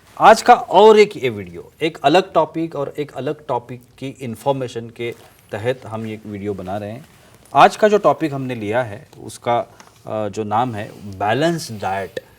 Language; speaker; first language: Hindi; non-native, local second language; Marathi